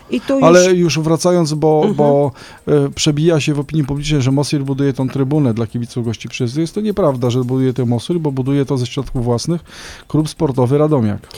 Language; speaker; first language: Polish; native; Polish